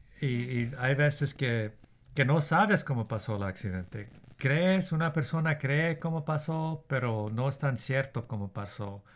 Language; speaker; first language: Spanish; early bilingual, heritage; Spanish